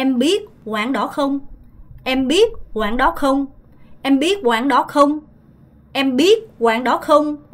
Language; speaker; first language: Vietnamese; non-native, fluent; Korean